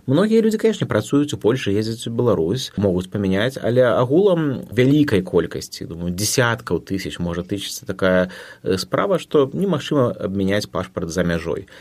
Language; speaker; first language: Belarusian; native; Belarusian